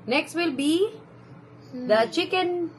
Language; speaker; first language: English; non-native, local second language; Filipino